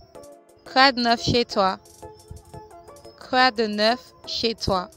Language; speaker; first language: French; non-native, fluent; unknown